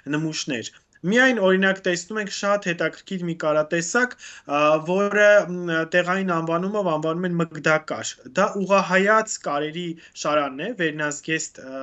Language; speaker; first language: Armenian; native; Armenian